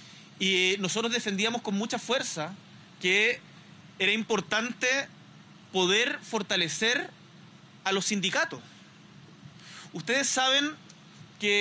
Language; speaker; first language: Spanish; native; Spanish